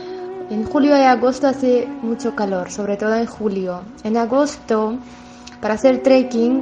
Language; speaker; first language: Spanish; non-native, fluent; Armenian